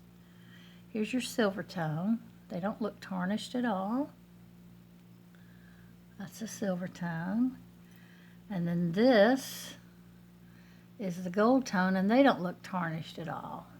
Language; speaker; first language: English; native; English